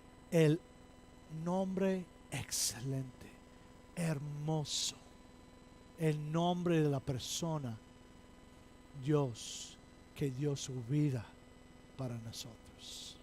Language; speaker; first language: Spanish; non-native, fluent; English